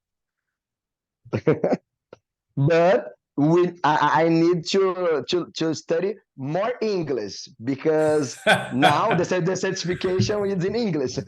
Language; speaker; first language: English; non-native, learner; Portuguese